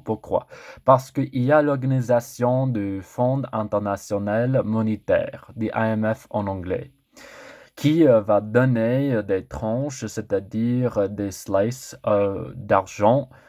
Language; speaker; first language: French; non-native, learner; English